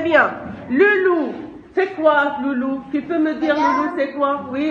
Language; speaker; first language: French; non-native, local second language; Arabic